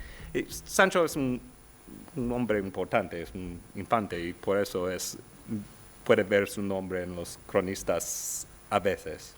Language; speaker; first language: Spanish; non-native, learner; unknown